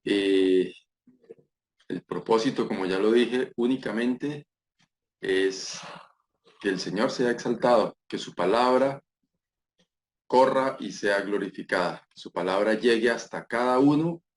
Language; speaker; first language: Spanish; native; Spanish